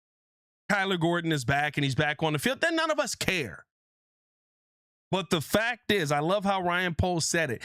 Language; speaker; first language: English; native; English